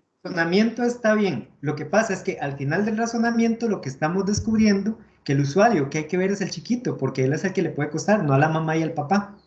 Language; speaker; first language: Spanish; native; Spanish